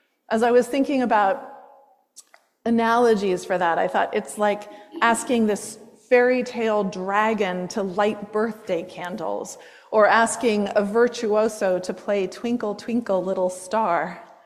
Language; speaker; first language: English; native; English